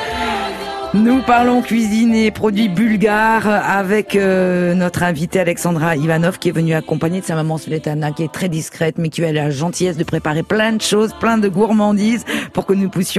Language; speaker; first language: French; native; French